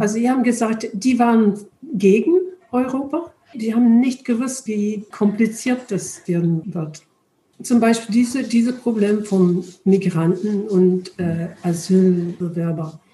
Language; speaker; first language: German; non-native, learner; English